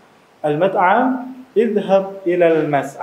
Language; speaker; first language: Arabic; non-native, learner; Indonesian